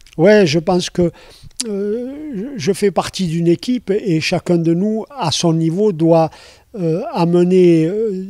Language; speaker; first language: French; native; French